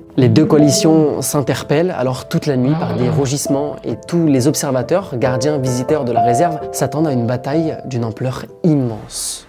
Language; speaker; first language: French; native; French